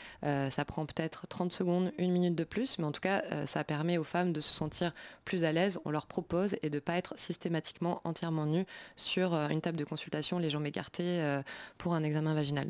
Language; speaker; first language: French; native; French